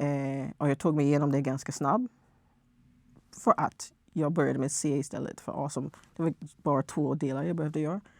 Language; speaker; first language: Swedish; non-native, fluent; English